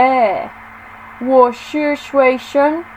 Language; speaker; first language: Chinese; non-native, learner; English